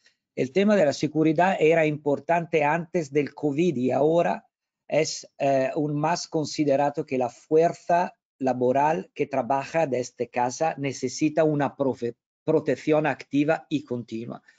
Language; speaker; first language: Spanish; non-native, learner; Italian